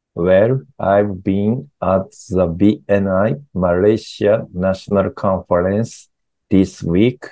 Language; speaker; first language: English; non-native, learner; Japanese